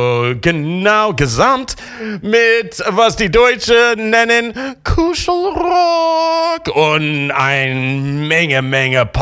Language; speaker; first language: German; non-native, fluent; English